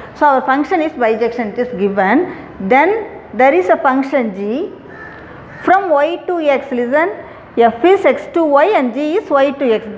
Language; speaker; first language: English; non-native, local second language; Tamil